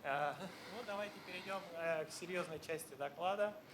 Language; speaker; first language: Russian; native; Russian